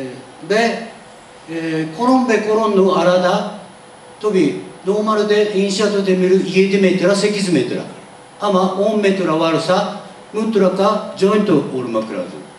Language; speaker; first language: Turkish; non-native, learner; Japanese